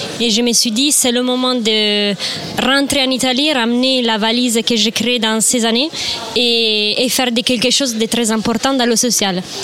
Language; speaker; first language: French; non-native, fluent; Italian